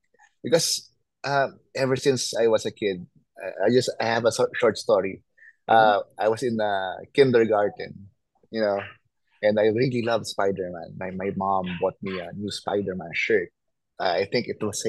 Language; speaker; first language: English; non-native, local second language; Filipino